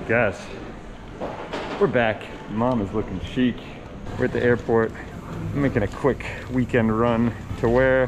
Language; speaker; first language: English; native; English